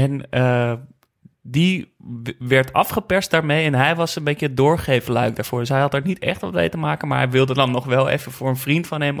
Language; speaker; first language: Dutch; native; Dutch